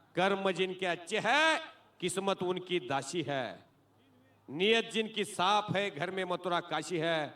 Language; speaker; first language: Hindi; non-native, local second language; Marathi